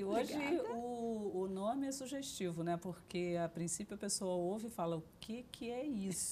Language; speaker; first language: Portuguese; native; Portuguese